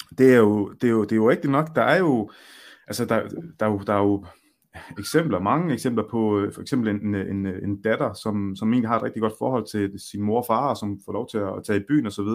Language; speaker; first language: Danish; early bilingual, other home language; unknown